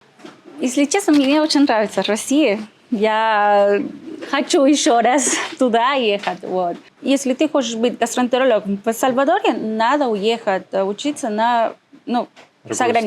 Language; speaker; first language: Russian; non-native, learner; Spanish